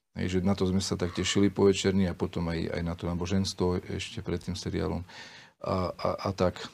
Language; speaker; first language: Slovak; native; Slovak